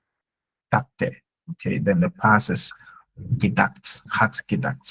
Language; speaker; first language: German; non-native, fluent; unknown